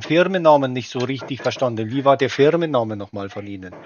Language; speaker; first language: German; native; German